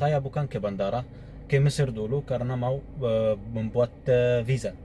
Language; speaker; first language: Indonesian; non-native, fluent; Arabic